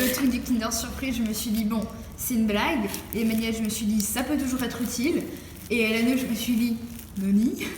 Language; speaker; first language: French; native; French